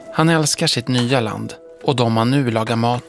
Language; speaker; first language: Swedish; native; Swedish